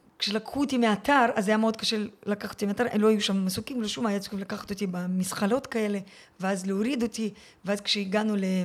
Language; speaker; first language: Hebrew; early bilingual, other home language; Russian